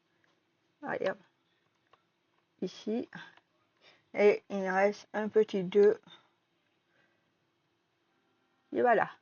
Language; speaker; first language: French; native; French